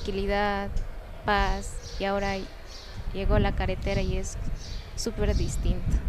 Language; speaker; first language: Spanish; non-native, local second language; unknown